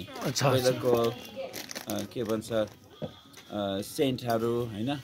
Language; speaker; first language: Nepali; non-native, fluent; English